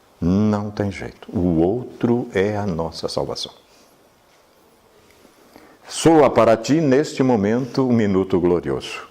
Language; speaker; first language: Portuguese; native; Portuguese